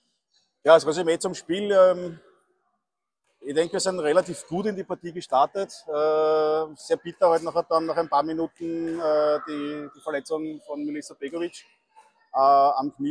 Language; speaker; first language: German; native; German